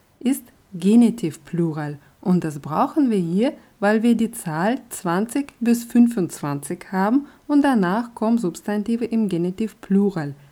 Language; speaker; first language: German; non-native, fluent; Russian